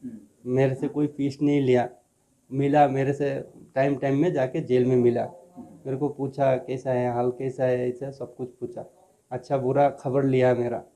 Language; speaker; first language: Hindi; non-native, local second language; Bangla